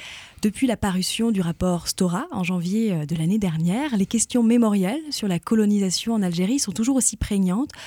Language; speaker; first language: French; native; French